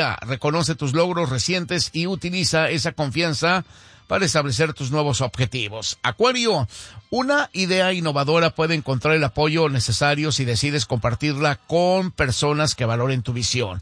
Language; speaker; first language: Spanish; native; Spanish